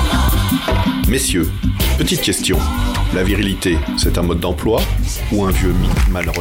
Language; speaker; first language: French; native; French